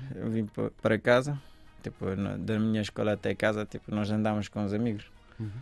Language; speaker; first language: Portuguese; non-native, fluent; Persian